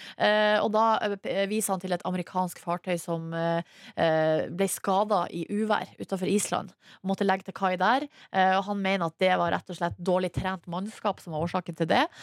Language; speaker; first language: Norwegian; native; Norwegian